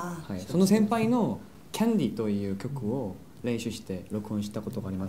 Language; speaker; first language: Japanese; non-native, fluent; Korean